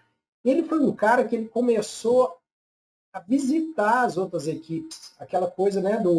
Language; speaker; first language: Portuguese; native; Portuguese